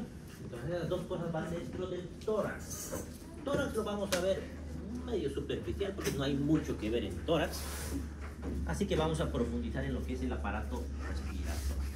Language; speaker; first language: Spanish; native; Spanish